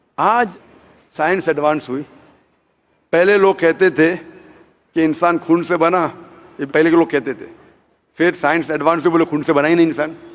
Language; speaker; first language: Hindi; non-native, local second language; Konkani